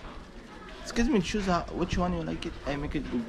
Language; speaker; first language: English; non-native, learner; Arabic